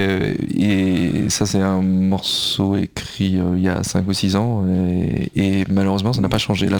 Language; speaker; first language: French; native; French